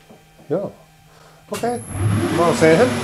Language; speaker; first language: German; non-native, learner; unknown